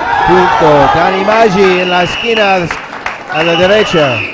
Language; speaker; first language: Spanish; non-native, learner; English